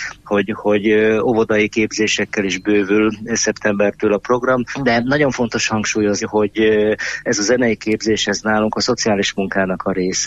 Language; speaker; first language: Hungarian; native; Hungarian